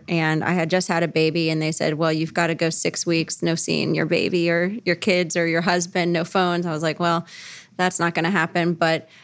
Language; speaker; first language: English; native; English